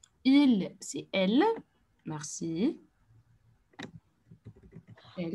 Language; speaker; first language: French; non-native, fluent; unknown